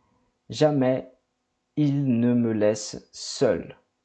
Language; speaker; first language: French; non-native, fluent; Portuguese